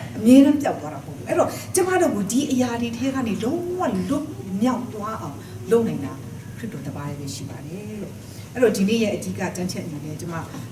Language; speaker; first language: Burmese; non-native, local second language; Kachin